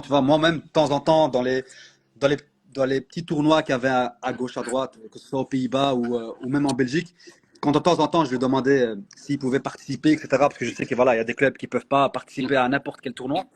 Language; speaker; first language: French; native; French